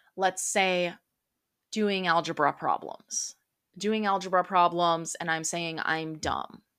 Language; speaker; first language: English; native; English